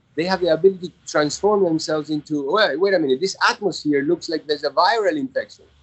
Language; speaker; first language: English; non-native, fluent; Spanish